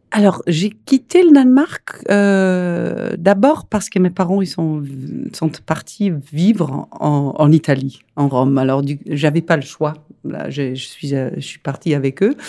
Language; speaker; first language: French; non-native, fluent; Danish